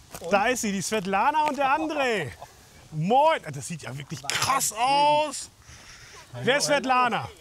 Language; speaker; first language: German; native; German